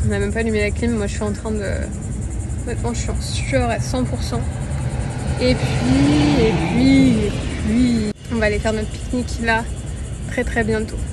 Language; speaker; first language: French; native; French